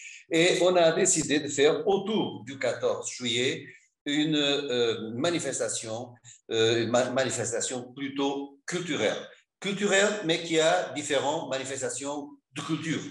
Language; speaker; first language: French; non-native, fluent; Portuguese